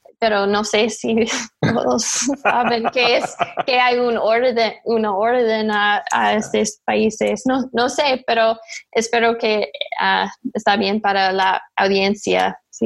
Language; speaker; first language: Spanish; non-native, learner; English